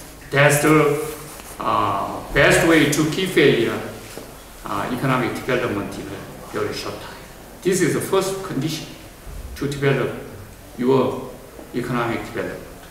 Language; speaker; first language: English; non-native, fluent; Korean